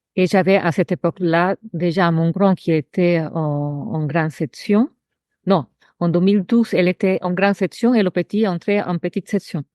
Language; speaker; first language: French; non-native, fluent; Spanish